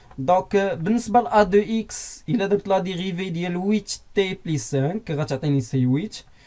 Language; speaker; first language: French; non-native, local second language; Arabic